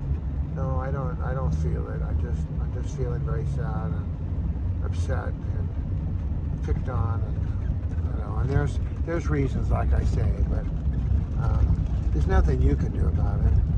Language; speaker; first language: English; native; English